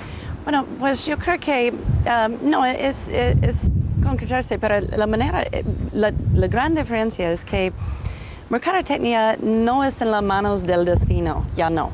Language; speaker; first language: Spanish; non-native, learner; English